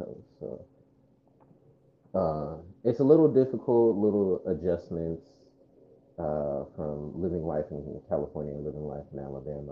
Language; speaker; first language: English; native; English